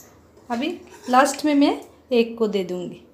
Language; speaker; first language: Hindi; non-native, local second language; Bangla